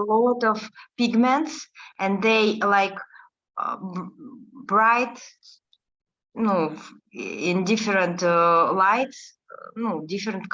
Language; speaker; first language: English; non-native, learner; Russian